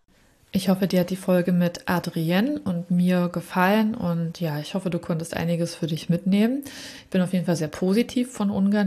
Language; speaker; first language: German; native; German